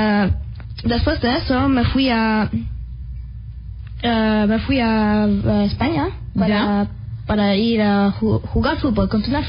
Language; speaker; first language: Spanish; early bilingual, heritage; Spanish